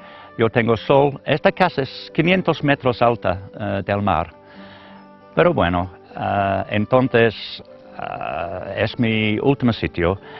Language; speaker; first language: Spanish; non-native, learner; English